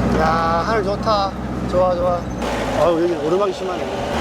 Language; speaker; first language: Korean; native; Korean